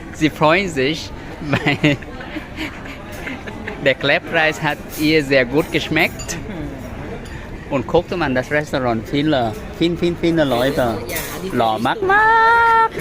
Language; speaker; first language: German; non-native, learner; Vietnamese